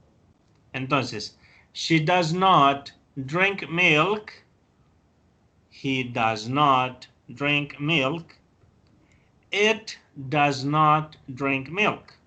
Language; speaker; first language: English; non-native, fluent; Spanish